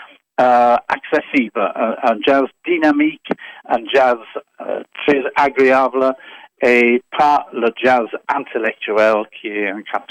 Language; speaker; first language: French; non-native, fluent; English